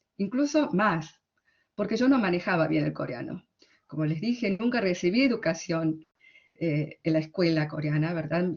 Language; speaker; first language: Spanish; early bilingual, other home language; Korean